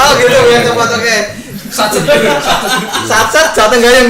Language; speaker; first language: Indonesian; native; Indonesian